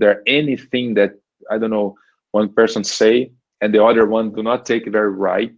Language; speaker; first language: English; non-native, fluent; Portuguese